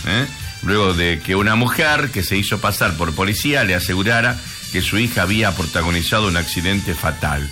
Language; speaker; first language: Spanish; native; Spanish